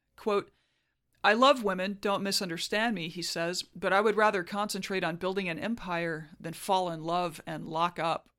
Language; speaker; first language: English; native; English